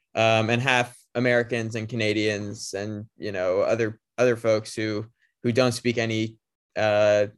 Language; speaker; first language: English; native; English